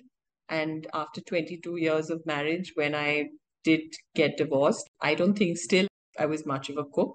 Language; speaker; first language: English; non-native, local second language; Hindi